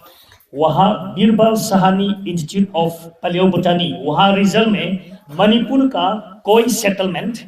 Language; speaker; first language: Hindi; non-native, local second language; Thado Chin